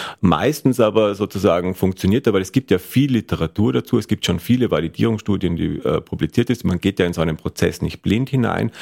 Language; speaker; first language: German; native; German